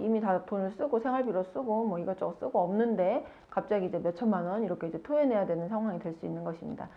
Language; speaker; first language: Korean; native; Korean